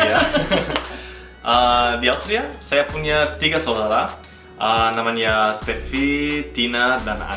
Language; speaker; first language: Indonesian; non-native, learner; German